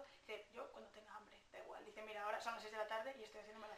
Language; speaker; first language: Spanish; native; Spanish